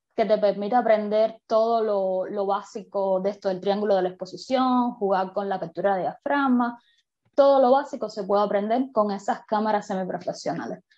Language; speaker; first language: Spanish; native; Spanish